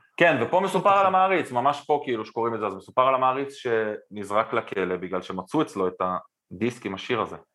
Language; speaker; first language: Hebrew; native; Hebrew